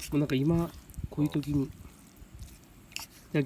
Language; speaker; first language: Japanese; native; Japanese